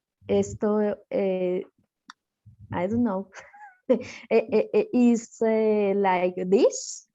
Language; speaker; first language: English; non-native, learner; Spanish